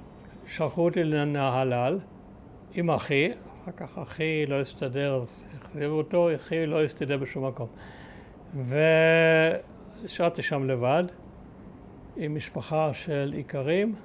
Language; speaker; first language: Hebrew; early bilingual, other home language; German